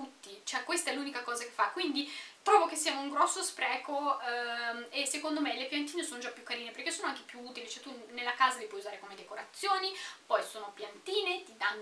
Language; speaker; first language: Italian; native; Italian